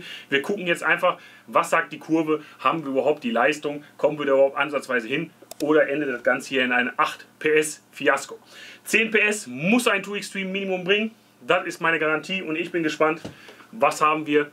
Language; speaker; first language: German; native; German